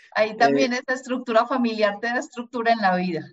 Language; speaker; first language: Spanish; early bilingual, other home language; German